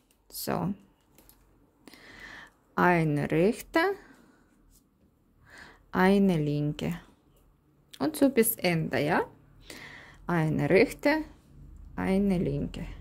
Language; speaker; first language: German; non-native, learner; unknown